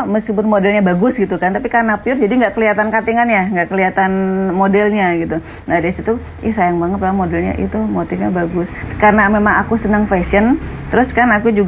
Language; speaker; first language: Indonesian; native; Indonesian